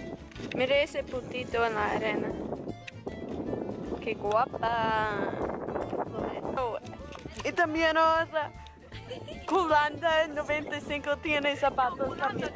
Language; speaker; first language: Spanish; non-native, learner; English